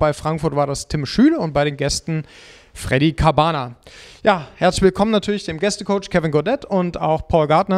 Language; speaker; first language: German; native; German